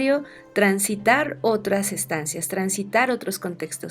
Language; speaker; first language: Spanish; native; Spanish